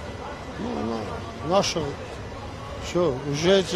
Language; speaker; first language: Russian; non-native, local second language; Armenian